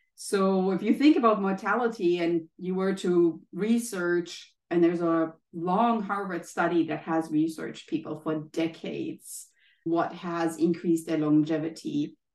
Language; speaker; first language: English; non-native, fluent; German